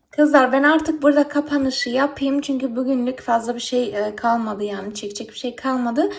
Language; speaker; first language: Turkish; early bilingual, heritage; Turkish